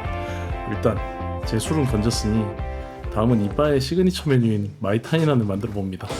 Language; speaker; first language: Korean; native; Korean